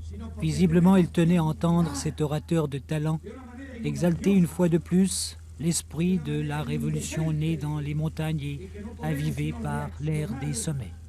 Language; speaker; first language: French; native; French